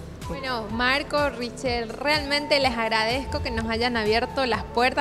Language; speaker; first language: Spanish; native; Spanish